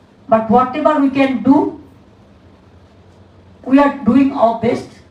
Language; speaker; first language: English; non-native, local second language; Bangla